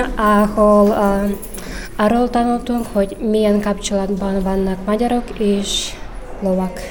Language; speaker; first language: Hungarian; non-native, learner; Udmurt